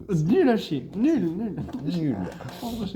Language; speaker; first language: French; native; French